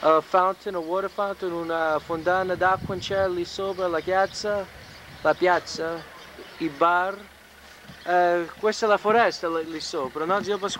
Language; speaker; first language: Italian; early bilingual, heritage; Italian